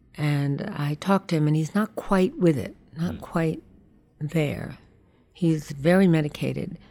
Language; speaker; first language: English; native; English